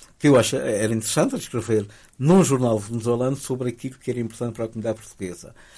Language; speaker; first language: Portuguese; early bilingual, other home language; Spanish